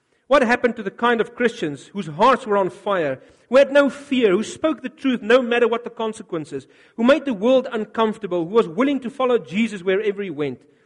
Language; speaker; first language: English; non-native, local second language; Afrikaans